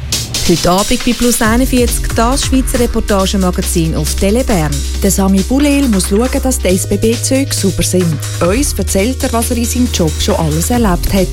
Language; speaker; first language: German; native; German